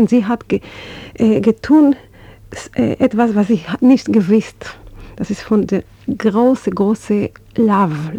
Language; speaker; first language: German; non-native, learner; Hebrew